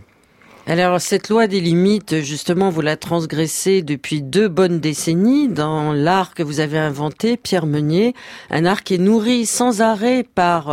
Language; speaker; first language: French; native; French